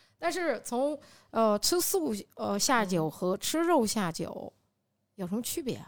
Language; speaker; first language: Chinese; native; Chinese